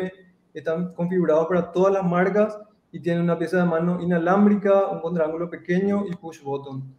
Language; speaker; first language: Spanish; native; Spanish